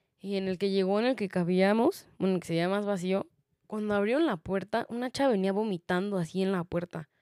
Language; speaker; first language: Spanish; native; Spanish